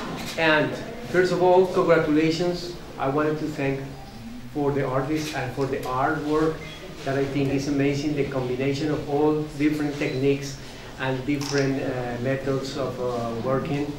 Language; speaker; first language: English; non-native, fluent; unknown